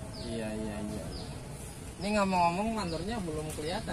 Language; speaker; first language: Indonesian; native; Indonesian